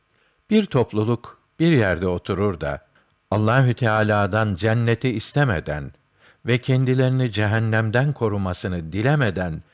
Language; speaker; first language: Turkish; native; Turkish